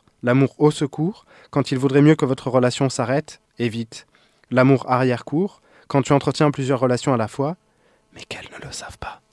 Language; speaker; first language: French; native; French